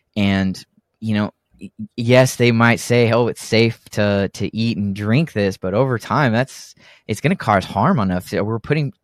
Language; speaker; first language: English; native; English